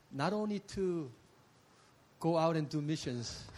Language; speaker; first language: English; early bilingual, other home language; Korean